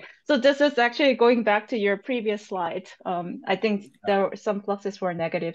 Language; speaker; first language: English; non-native, fluent; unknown